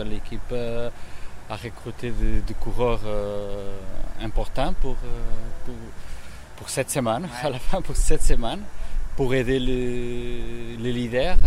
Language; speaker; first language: French; non-native, learner; Dutch